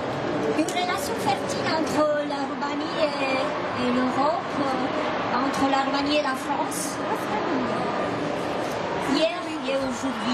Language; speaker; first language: French; non-native, fluent; Romanian